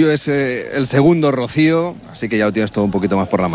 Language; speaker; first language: Spanish; native; Spanish